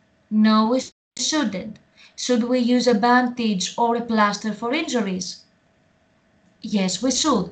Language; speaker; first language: English; non-native, fluent; Greek